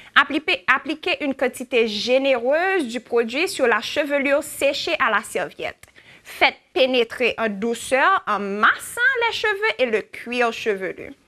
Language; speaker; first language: French; native; French